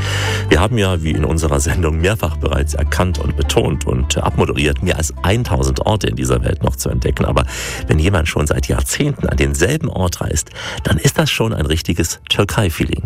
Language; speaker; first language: German; native; German